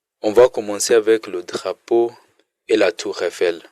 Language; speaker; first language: French; non-native, fluent; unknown